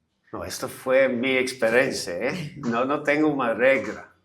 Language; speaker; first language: Portuguese; non-native, learner; English